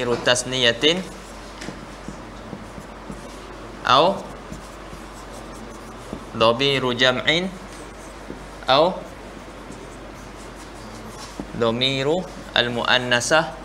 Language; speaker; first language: Arabic; non-native, fluent; Malay